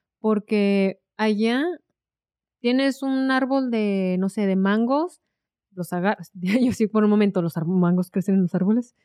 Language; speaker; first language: Spanish; native; Spanish